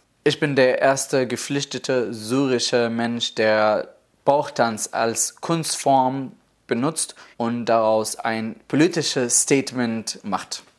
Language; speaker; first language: German; non-native, fluent; Arabic